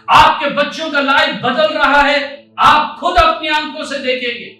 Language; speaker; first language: Hindi; non-native, local second language; Marathi